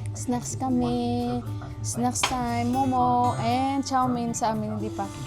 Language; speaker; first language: Filipino; native; Filipino